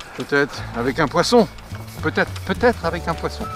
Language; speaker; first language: French; native; French